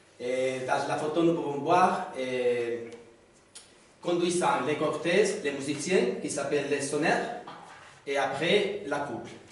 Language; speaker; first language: French; non-native, learner; Spanish